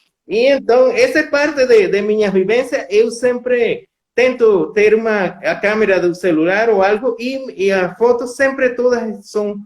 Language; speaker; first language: Portuguese; non-native, fluent; Spanish